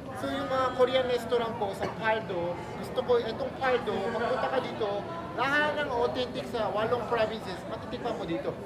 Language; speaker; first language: Filipino; non-native, fluent; Korean